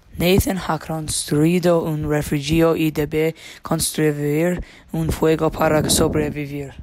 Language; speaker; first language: Spanish; non-native, learner; English